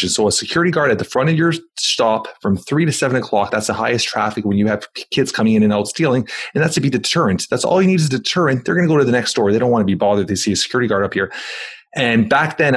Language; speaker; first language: English; native; English